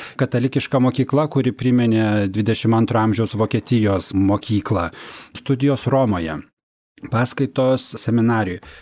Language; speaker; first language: Lithuanian; native; Lithuanian